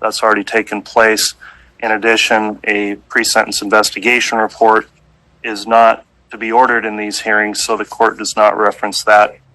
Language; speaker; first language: English; native; English